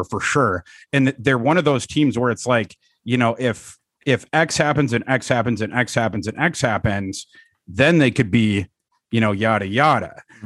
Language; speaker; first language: English; native; English